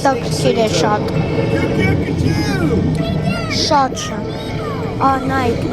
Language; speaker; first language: Armenian; early bilingual, heritage; Armenian